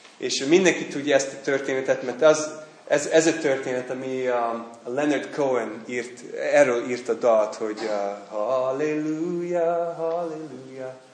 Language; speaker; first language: Hungarian; non-native, fluent; English